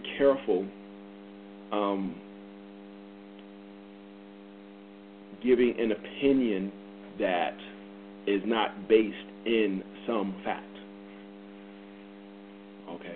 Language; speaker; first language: English; native; English